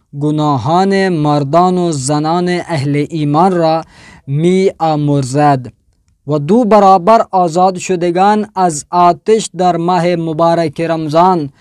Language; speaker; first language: Persian; non-native, fluent; Urdu